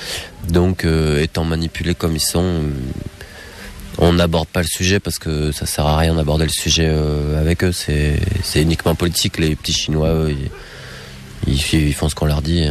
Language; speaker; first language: French; native; French